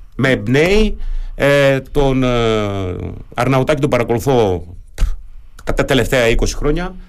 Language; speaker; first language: Greek; early bilingual, heritage; German